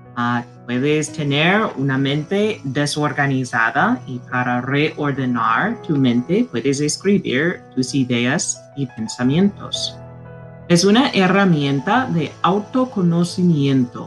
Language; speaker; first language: Spanish; non-native, fluent; English